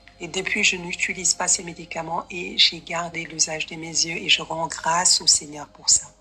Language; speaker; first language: French; non-native, local second language; Wolof